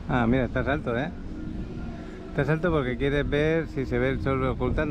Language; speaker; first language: Spanish; native; Spanish